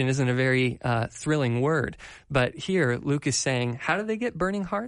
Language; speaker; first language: English; native; English